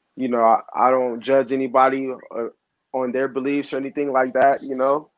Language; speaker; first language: English; native; English